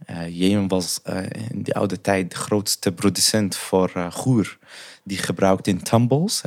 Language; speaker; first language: Dutch; non-native, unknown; Arabic